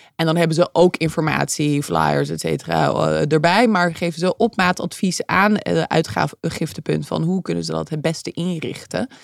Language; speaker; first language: Dutch; early bilingual, other home language; English